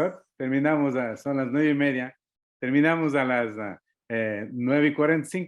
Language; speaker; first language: Spanish; native; Spanish